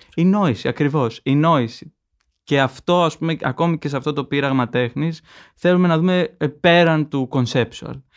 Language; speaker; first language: Greek; native; Greek